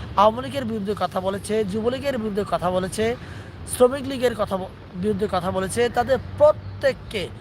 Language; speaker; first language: Bangla; non-native, local second language; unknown